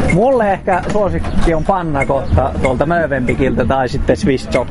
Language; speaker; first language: Finnish; native; Finnish